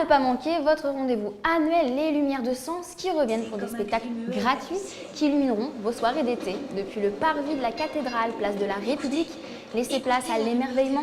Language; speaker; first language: French; native; French